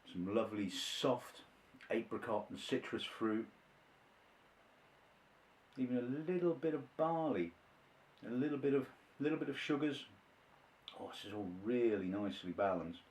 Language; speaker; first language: English; native; English